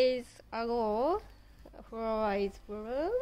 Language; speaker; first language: English; non-native, learner; Japanese